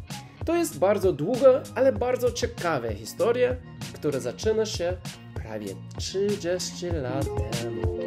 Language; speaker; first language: Polish; non-native, learner; English